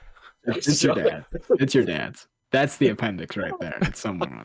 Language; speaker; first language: English; native; English